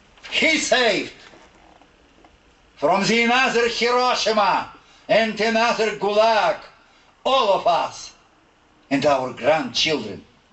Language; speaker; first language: English; non-native, fluent; Russian